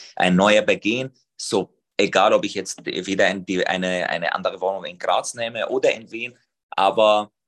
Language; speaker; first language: German; non-native, fluent; Arabic